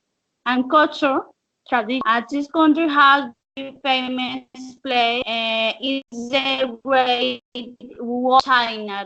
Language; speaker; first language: English; non-native, learner; Spanish